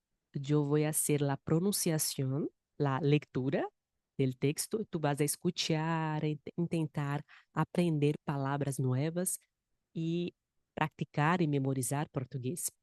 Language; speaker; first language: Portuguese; non-native, fluent; Spanish